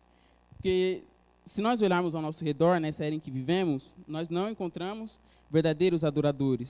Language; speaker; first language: Portuguese; native; Portuguese